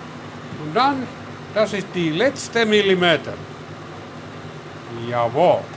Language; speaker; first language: German; non-native, learner; Finnish